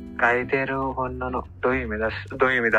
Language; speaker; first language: Japanese; non-native, learner; English